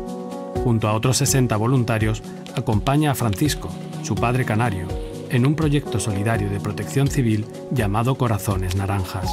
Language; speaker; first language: Spanish; native; Spanish